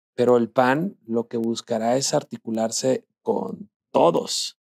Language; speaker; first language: Spanish; native; Spanish